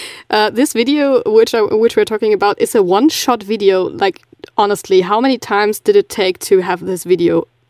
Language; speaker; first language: English; non-native, fluent; German